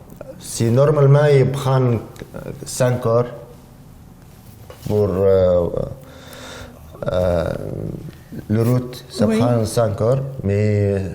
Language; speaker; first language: French; non-native, learner; Arabic